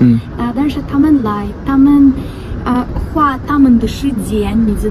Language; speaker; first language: Chinese; non-native, learner; Ukrainian